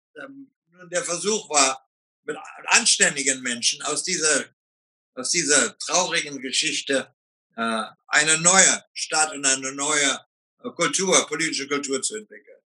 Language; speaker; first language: German; native; German